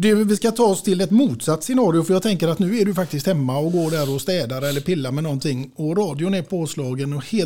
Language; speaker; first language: Swedish; native; Swedish